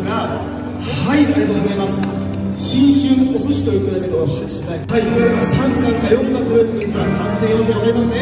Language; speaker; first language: Japanese; native; Japanese